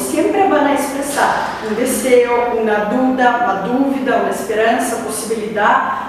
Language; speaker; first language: Spanish; non-native, fluent; Portuguese